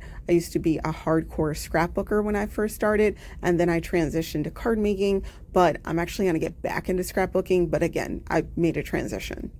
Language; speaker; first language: English; native; English